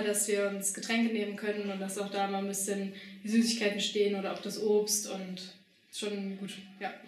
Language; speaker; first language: German; native; German